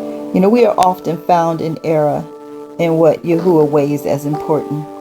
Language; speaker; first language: English; native; English